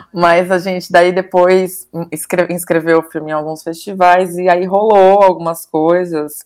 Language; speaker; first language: Portuguese; native; Portuguese